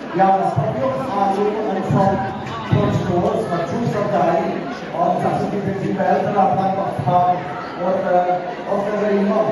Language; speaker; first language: Welsh; native; Welsh